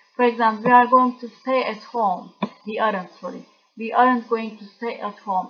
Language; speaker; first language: English; non-native, fluent; Turkish